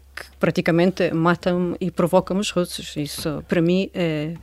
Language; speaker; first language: Portuguese; non-native, fluent; Ukrainian